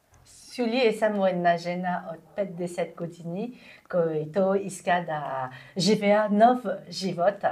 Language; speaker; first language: Bulgarian; non-native, learner; French